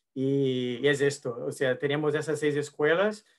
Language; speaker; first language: Spanish; non-native, learner; Portuguese